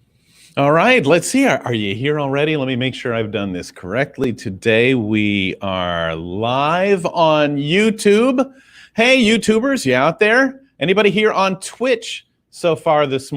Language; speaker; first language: English; native; English